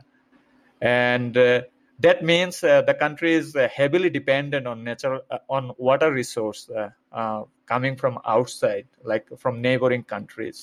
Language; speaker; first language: English; non-native, local second language; Bangla